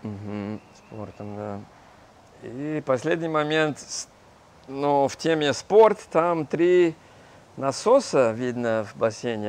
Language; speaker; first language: Russian; non-native, fluent; English